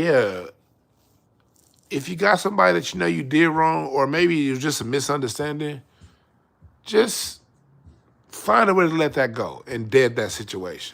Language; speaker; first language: English; native; English